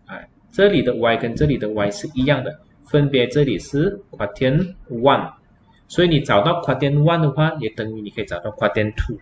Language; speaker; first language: Chinese; native; Chinese